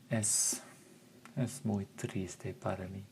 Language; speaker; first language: Spanish; non-native, fluent; English